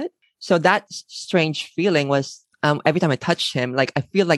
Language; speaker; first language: English; non-native, local second language; Filipino